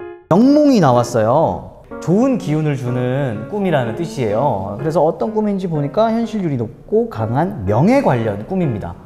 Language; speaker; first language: Korean; native; Korean